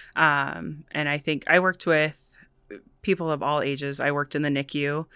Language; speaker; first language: English; native; English